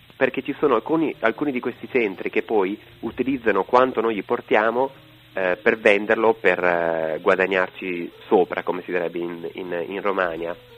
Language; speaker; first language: Italian; native; Italian